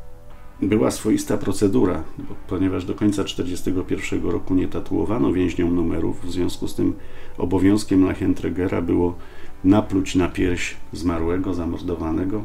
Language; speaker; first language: Polish; native; Polish